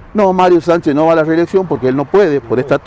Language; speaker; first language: Spanish; native; Spanish